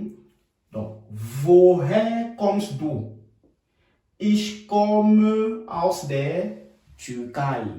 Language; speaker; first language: German; non-native, fluent; French